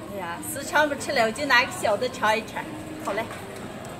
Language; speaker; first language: Chinese; native; Chinese